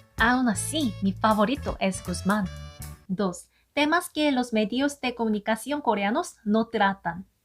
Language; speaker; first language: Spanish; non-native, learner; Korean